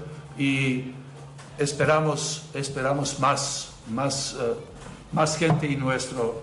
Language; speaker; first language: Spanish; non-native, learner; Serbian